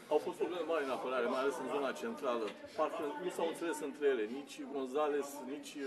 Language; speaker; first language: Romanian; native; Romanian